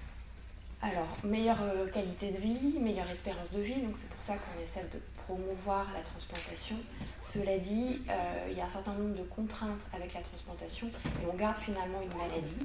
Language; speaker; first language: French; native; French